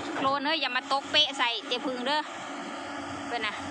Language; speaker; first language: Thai; non-native, local second language; Khmer